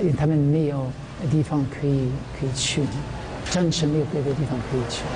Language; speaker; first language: Chinese; non-native, fluent; French